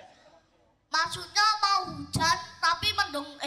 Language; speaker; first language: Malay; non-native, local second language; Javanese